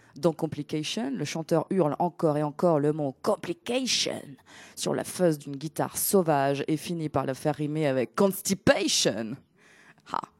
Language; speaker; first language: French; non-native, fluent; Greek